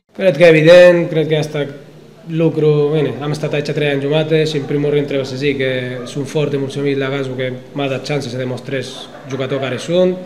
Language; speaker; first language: Romanian; non-native, fluent; Arabic